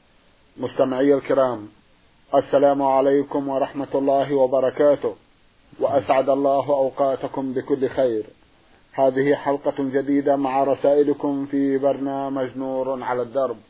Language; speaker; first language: Arabic; native; Arabic